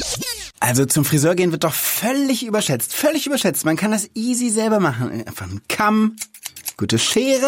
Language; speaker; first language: German; native; German